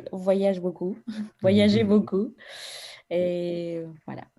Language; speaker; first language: French; non-native, fluent; Spanish